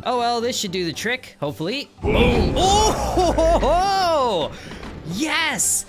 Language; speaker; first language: English; native; English